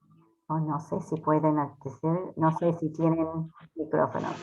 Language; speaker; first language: Spanish; non-native, fluent; English